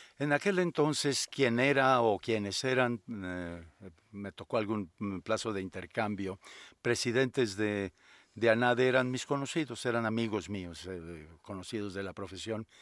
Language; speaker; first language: Spanish; native; Spanish